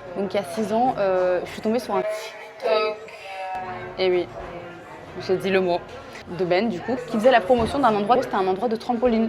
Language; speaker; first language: French; native; French